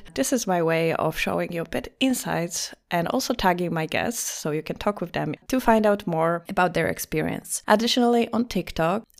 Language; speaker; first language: English; non-native, fluent; Polish